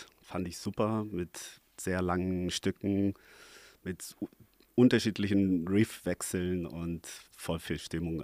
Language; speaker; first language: German; non-native, fluent; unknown